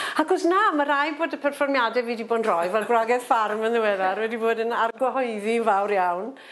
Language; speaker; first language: Welsh; non-native, local second language; English